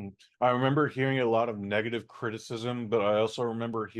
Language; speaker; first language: English; native; English